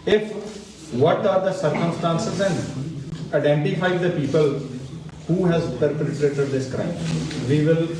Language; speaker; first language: English; non-native, local second language; Punjabi